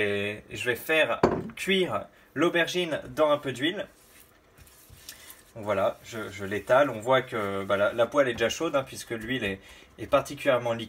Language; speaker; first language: French; native; French